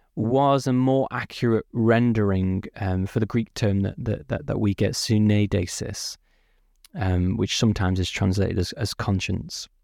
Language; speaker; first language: English; native; English